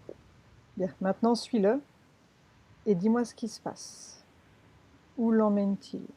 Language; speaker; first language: French; native; French